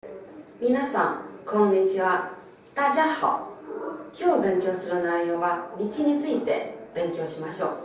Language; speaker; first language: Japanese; non-native, local second language; Chinese